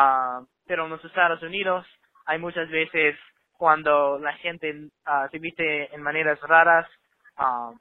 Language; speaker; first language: Spanish; non-native, learner; English